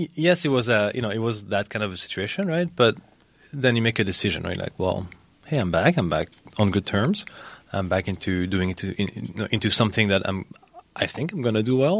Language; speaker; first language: English; non-native, fluent; French